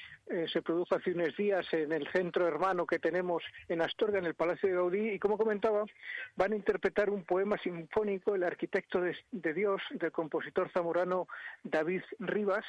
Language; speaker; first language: Spanish; native; Spanish